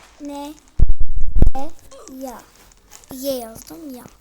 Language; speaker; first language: Turkish; early bilingual, heritage; Turkish